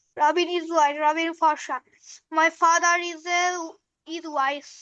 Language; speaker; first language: English; non-native, learner; Bangla